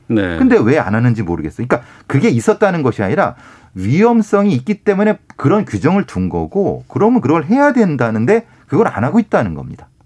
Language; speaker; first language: Korean; native; Korean